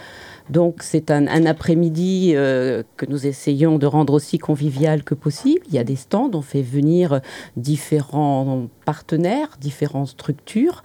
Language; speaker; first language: French; native; French